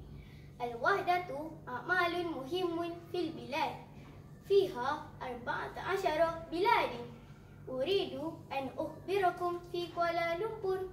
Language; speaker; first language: Arabic; non-native, learner; Malay